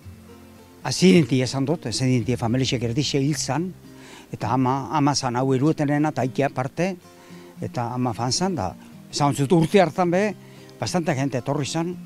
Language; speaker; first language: Basque; native; Basque